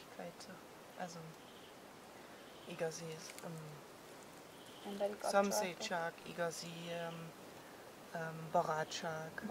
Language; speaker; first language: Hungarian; non-native, learner; German